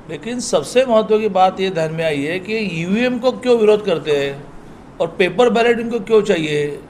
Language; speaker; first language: Hindi; non-native, local second language; Marathi